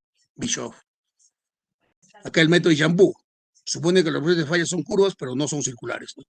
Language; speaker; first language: Spanish; native; Spanish